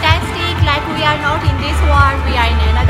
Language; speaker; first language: English; non-native, learner; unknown